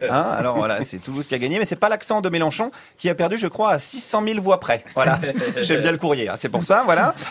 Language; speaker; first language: French; native; French